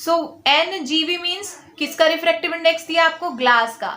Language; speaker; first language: Hindi; native; Hindi